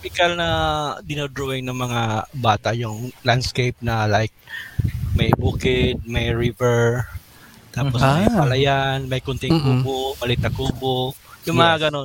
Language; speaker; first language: English; non-native, local second language; Cebuano